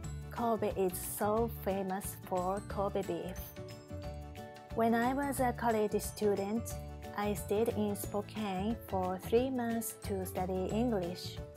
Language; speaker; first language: English; non-native, learner; Japanese